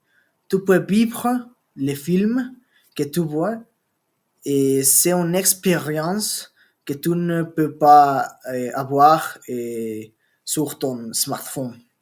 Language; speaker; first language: French; non-native, learner; Spanish